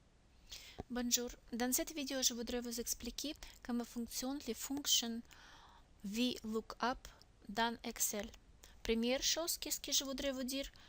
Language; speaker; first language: French; non-native, learner; Russian